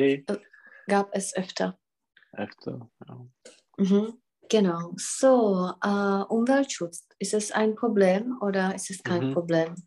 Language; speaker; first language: German; non-native, fluent; Czech